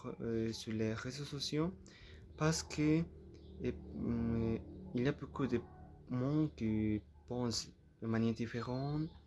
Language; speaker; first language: French; non-native, learner; Spanish